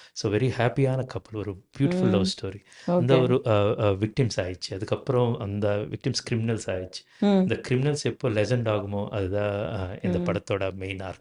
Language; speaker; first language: Tamil; non-native, learner; Telugu